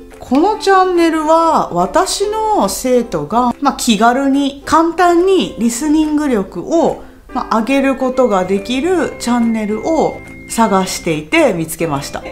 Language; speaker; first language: Japanese; native; Japanese